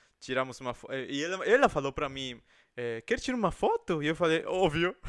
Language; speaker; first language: Portuguese; non-native, fluent; Spanish